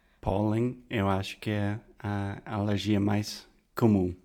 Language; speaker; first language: Portuguese; non-native, fluent; English